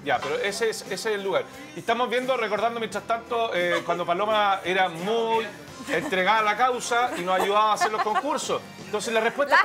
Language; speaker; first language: Spanish; native; Spanish